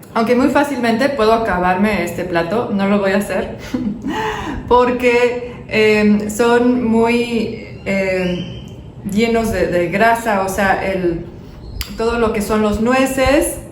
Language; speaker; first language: Spanish; non-native, fluent; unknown